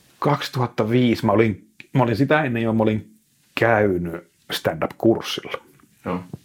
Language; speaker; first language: Finnish; native; Finnish